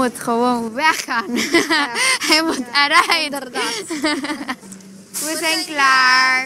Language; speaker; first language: Dutch; early bilingual, other home language; Spanish